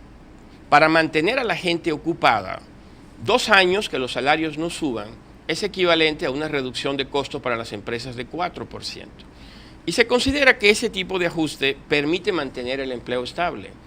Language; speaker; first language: Spanish; native; Spanish